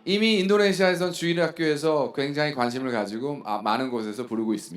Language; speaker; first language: Korean; native; Korean